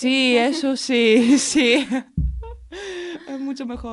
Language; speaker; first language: Spanish; non-native, fluent; Greek